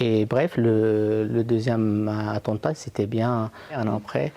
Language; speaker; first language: French; non-native, fluent; Arabic